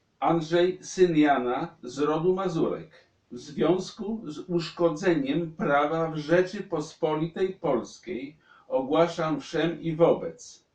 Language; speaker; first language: Polish; native; Polish